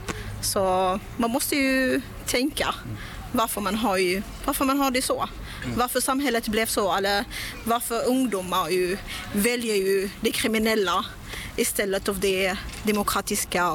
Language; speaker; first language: Swedish; non-native, fluent; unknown